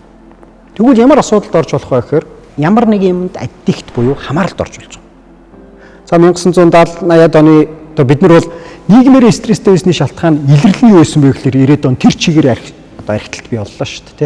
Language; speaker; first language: Mongolian; native; Mongolian